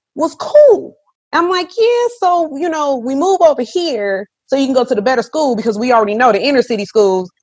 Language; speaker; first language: English; native; English